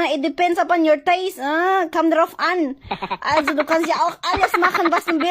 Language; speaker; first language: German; non-native, fluent; Cebuano